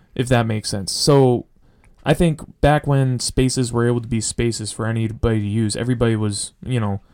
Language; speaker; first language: English; native; English